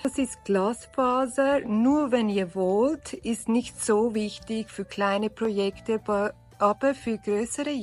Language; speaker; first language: German; non-native, fluent; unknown